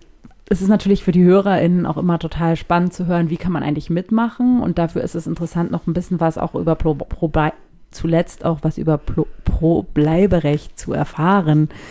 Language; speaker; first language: German; native; German